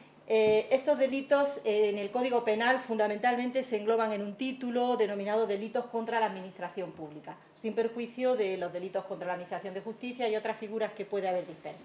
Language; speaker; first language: Spanish; native; Spanish